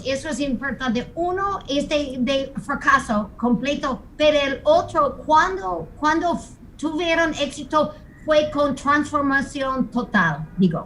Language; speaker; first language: Spanish; non-native, fluent; English